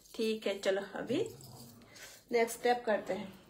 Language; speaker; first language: Hindi; non-native, local second language; Bangla